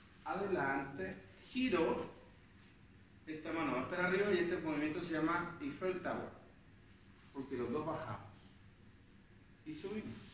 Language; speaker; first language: Spanish; native; Spanish